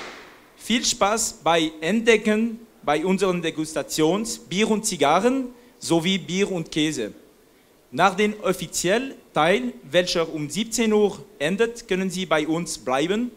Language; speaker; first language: German; non-native, fluent; French